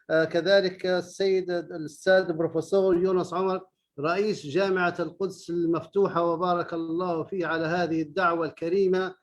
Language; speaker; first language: Arabic; native; Arabic